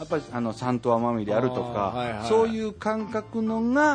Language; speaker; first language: Japanese; native; Japanese